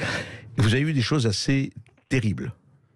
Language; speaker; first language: French; native; French